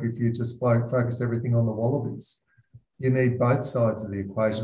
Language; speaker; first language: English; native; English